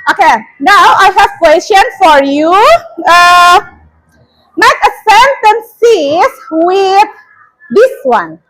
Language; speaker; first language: English; non-native, learner; Indonesian